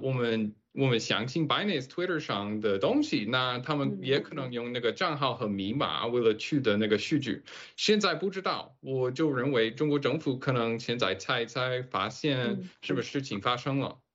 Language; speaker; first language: Chinese; non-native, fluent; English